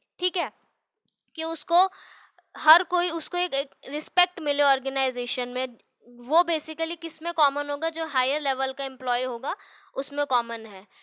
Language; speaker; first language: Hindi; native; Hindi